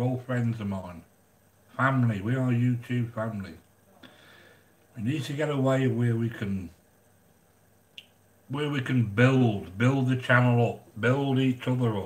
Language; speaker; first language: English; native; English